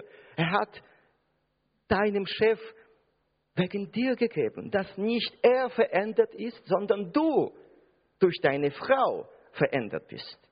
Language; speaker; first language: German; non-native, fluent; Russian